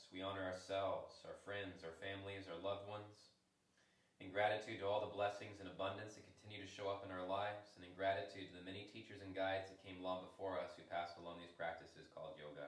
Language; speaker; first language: English; native; English